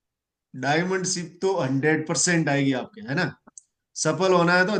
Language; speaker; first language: Hindi; native; Hindi